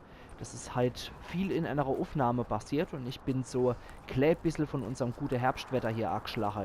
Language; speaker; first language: German; native; German